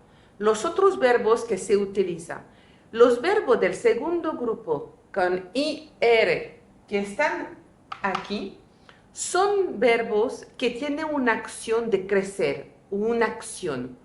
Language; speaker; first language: Spanish; non-native, fluent; French